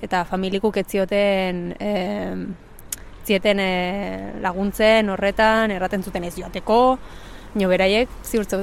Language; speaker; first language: Basque; early bilingual, other home language; Spanish